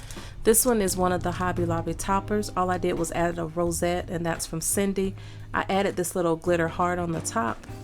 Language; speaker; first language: English; native; English